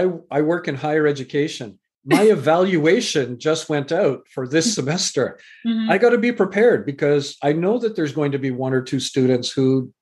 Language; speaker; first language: English; native; English